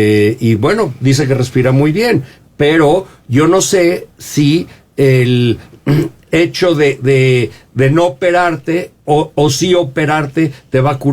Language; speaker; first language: Spanish; native; Spanish